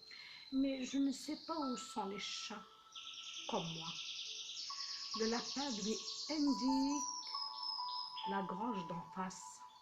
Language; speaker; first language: French; non-native, local second language; Arabic